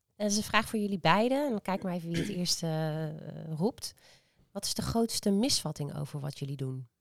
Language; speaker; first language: Dutch; native; Dutch